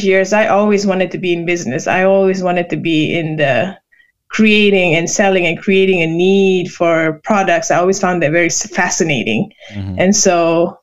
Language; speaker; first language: English; non-native, local second language; Malay